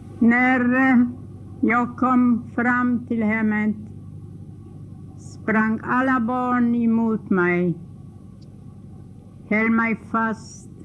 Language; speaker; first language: Swedish; non-native, fluent; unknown